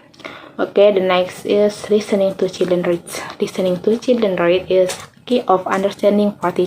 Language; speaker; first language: English; non-native, learner; Indonesian